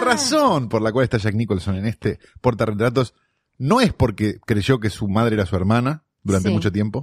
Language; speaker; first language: Spanish; native; Spanish